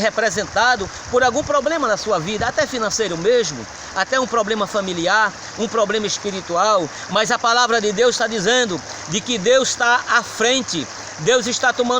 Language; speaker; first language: Portuguese; native; Portuguese